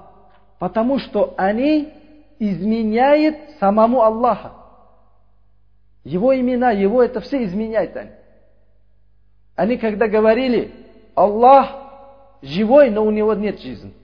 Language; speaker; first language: Russian; non-native, learner; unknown